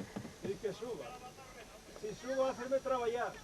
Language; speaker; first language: Spanish; native; Spanish